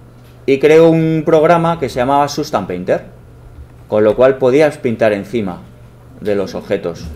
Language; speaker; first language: Spanish; native; Spanish